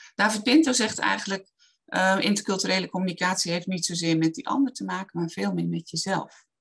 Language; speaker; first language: Dutch; native; Dutch